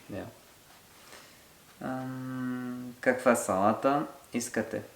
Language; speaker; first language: Bulgarian; non-native, learner; French